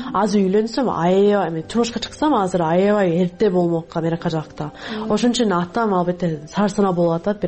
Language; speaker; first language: Kyrgyz; non-native, fluent; English